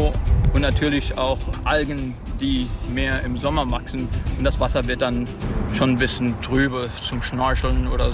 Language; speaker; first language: German; native; German